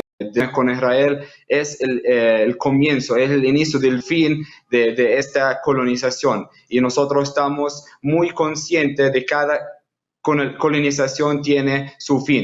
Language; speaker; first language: Spanish; non-native, fluent; Arabic